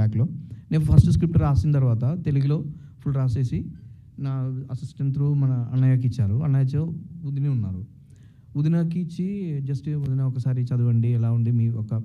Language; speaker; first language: Telugu; non-native, local second language; Malayalam